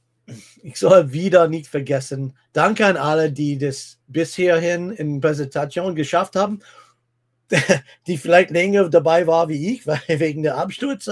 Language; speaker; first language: German; non-native, fluent; English